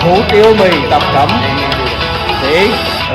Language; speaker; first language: Vietnamese; early bilingual, heritage; Vietnamese